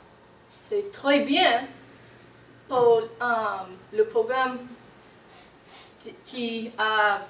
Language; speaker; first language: French; non-native, learner; English